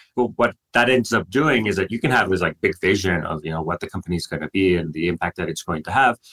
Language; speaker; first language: English; non-native, fluent; Spanish